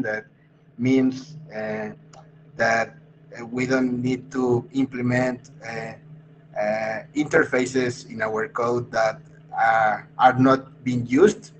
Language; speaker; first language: English; non-native, fluent; Spanish